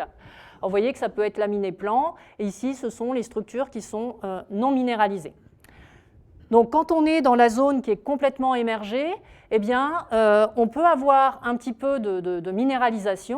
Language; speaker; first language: French; native; French